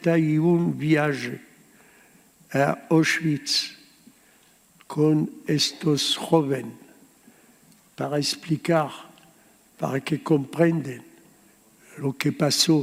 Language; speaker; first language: Spanish; early bilingual, heritage; Spanish